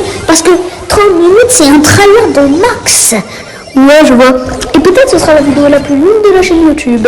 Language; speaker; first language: French; native; French